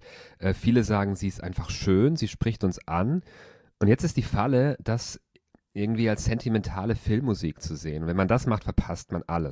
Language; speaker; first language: German; native; German